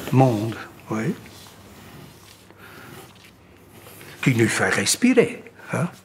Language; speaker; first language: French; non-native, local second language; German